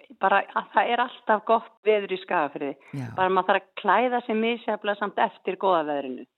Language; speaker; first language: Icelandic; native; Icelandic